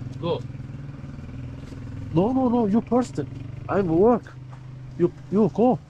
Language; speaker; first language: English; non-native, learner; Korean